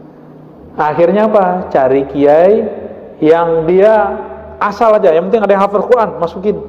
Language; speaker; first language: Indonesian; native; Indonesian